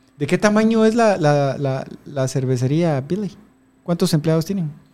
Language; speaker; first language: Spanish; native; Spanish